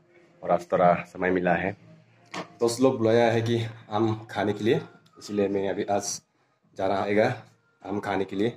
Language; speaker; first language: Hindi; non-native, local second language; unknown